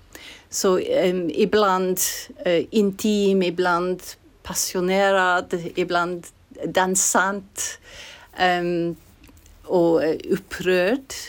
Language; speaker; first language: Swedish; non-native, fluent; English